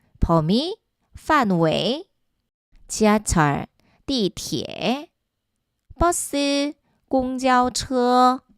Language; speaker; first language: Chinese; non-native, fluent; Korean